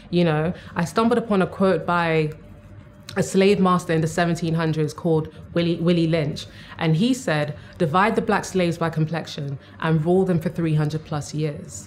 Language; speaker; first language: English; native; English